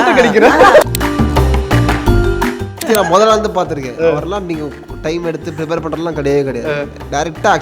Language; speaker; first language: Tamil; native; Tamil